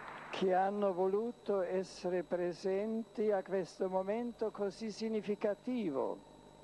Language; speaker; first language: Italian; non-native, fluent; German